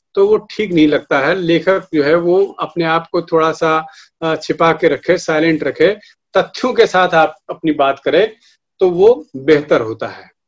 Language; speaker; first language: Hindi; native; Hindi